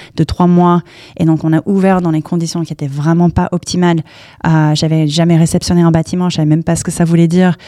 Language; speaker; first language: French; non-native, fluent; English